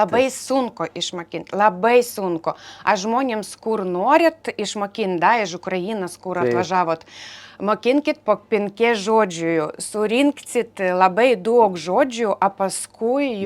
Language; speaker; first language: Lithuanian; non-native, learner; Ukrainian